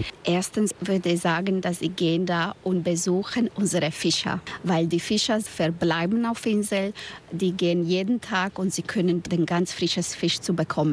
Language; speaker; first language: German; non-native, learner; Spanish